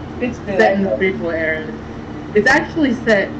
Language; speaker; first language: English; native; English